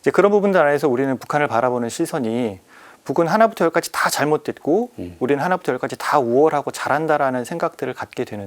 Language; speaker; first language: Korean; native; Korean